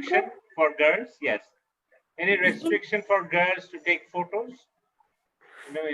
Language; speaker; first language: English; non-native, fluent; Bangla